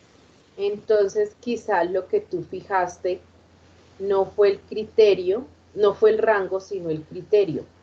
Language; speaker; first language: Spanish; native; Spanish